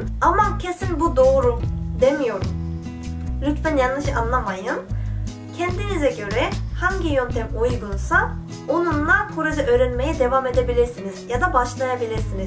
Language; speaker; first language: Turkish; non-native, fluent; Korean